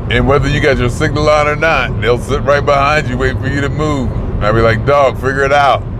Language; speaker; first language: English; native; English